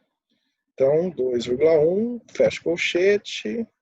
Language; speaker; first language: Portuguese; native; Portuguese